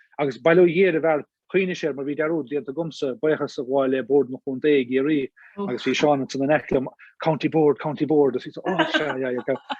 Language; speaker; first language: Irish; native; Irish